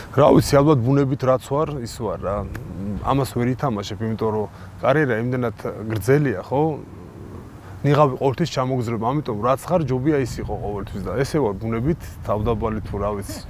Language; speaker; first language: Georgian; native; Georgian